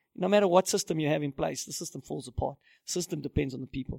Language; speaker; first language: English; native; English